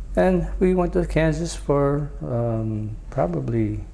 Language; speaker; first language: English; native; English